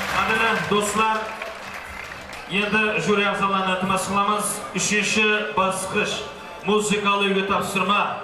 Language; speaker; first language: Uzbek; non-native, local second language; Kara-Kalpak